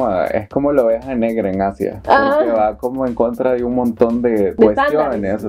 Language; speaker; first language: Spanish; native; Spanish